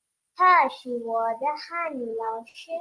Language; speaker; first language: Chinese; non-native, learner; Urdu